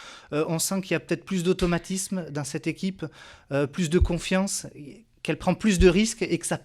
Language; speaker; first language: French; native; French